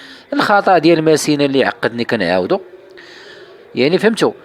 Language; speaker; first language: Arabic; native; Arabic